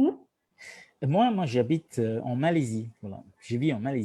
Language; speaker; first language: French; non-native, learner; Tamil